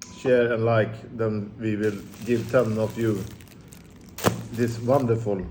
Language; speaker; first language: English; non-native, learner; Swedish